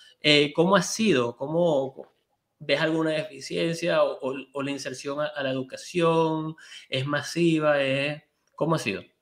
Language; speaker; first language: Spanish; native; Spanish